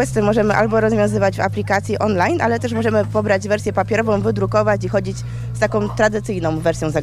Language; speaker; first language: Polish; native; Polish